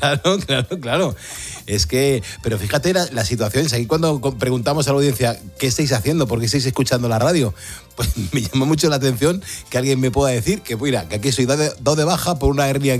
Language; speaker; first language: Spanish; native; Spanish